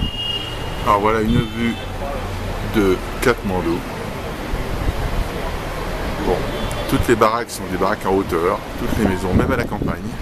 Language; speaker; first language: French; native; French